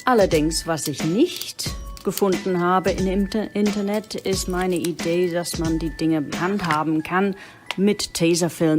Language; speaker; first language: German; non-native, fluent; English